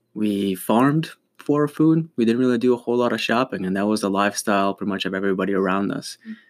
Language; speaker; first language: English; early bilingual, other home language; Ukrainian